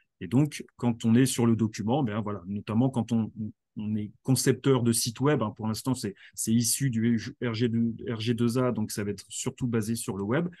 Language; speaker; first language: French; native; French